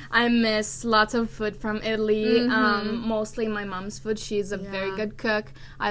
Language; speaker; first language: English; non-native, fluent; Italian